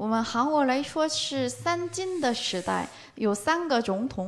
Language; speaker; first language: Chinese; non-native, learner; Korean